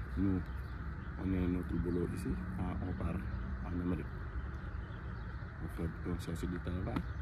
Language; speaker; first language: French; non-native, local second language; Wolof